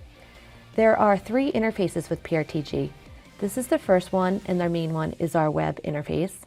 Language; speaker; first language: English; native; English